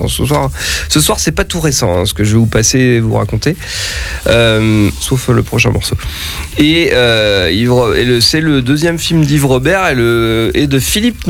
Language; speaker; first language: French; native; French